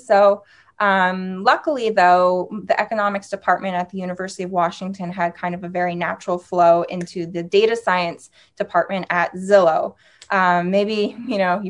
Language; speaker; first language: English; native; English